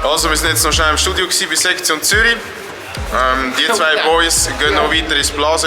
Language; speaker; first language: German; native; German